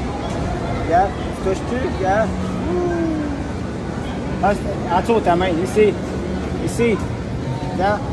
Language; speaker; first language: French; native; French